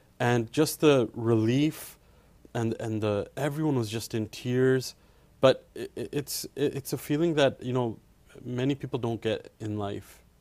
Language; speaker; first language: English; early bilingual, other home language; Punjabi